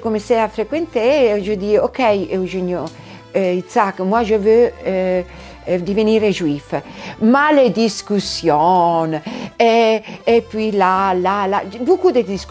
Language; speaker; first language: French; non-native, learner; Italian